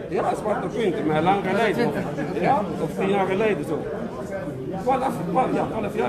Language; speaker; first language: Dutch; non-native, learner; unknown